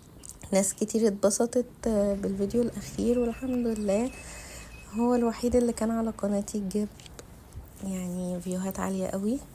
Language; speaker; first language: Arabic; native; Arabic